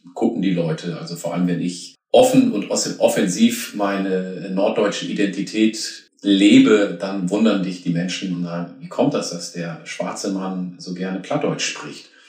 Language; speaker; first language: German; early bilingual, other home language; Oromo